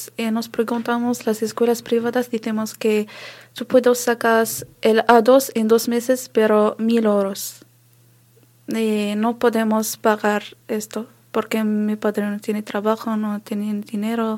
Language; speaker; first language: Spanish; non-native, learner; Arabic